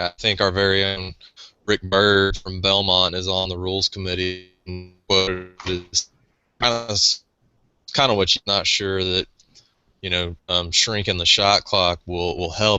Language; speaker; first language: English; native; English